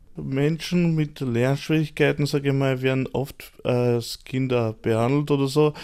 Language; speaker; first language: German; early bilingual, other home language; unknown